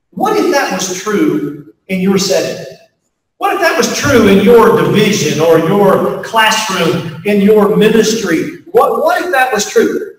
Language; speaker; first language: English; native; English